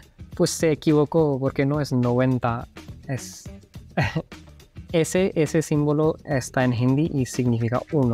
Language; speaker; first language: Spanish; non-native, fluent; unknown